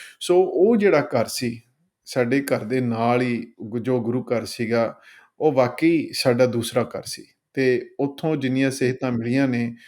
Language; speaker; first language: Punjabi; early bilingual, heritage; Punjabi